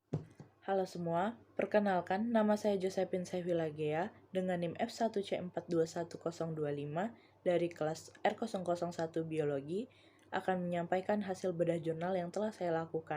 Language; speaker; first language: Indonesian; native; Indonesian